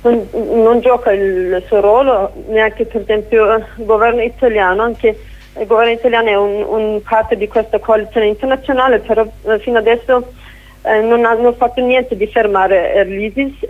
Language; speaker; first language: Italian; non-native, fluent; Kurdish